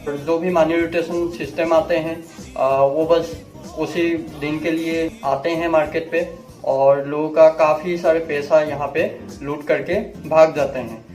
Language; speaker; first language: Hindi; non-native, local second language; Assamese